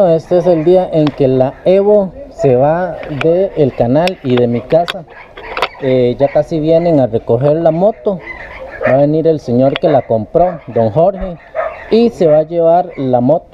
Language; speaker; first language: Spanish; native; Spanish